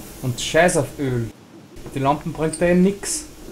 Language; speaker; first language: German; native; German